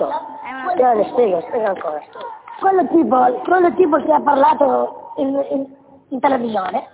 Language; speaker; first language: Italian; non-native, learner; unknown